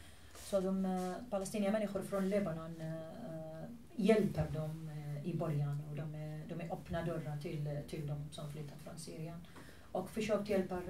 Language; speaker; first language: Swedish; non-native, fluent; Arabic